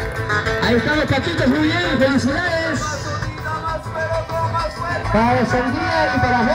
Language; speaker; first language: Spanish; native; Spanish